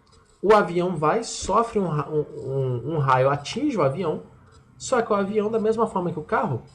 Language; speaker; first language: Portuguese; native; Portuguese